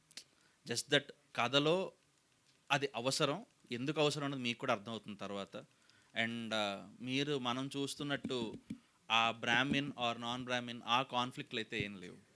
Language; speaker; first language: Telugu; native; Telugu